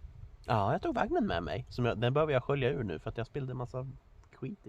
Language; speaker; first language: Swedish; non-native, fluent; English